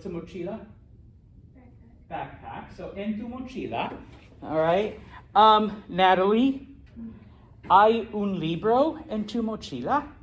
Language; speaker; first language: Spanish; non-native, fluent; English